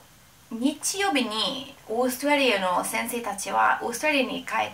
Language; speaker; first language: Japanese; non-native, learner; English